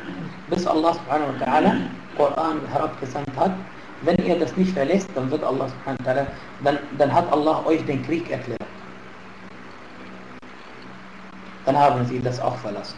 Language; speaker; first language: German; non-native, fluent; Arabic